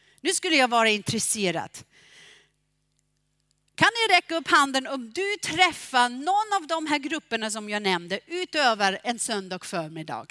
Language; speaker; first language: Swedish; non-native, fluent; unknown